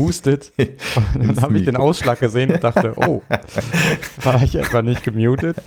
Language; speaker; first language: German; native; German